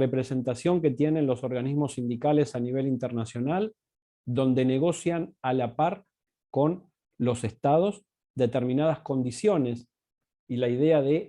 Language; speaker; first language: Spanish; native; Spanish